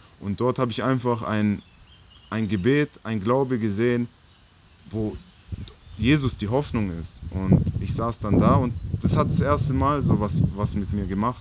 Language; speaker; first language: German; native; German